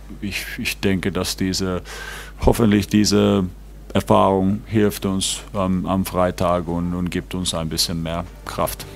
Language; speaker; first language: German; non-native, fluent; Finnish